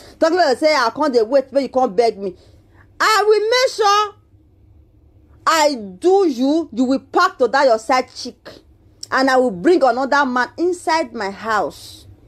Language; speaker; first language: Nigerian Pidgin; non-native, local second language; Bini